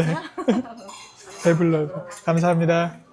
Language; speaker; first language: Korean; early bilingual, heritage; Korean